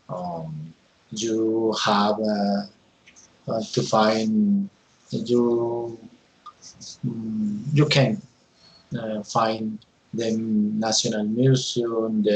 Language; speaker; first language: English; non-native, learner; Spanish